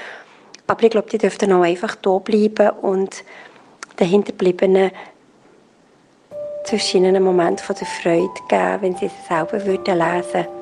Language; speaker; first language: German; native; German